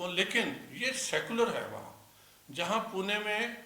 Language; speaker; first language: Hindi; non-native, local second language; Punjabi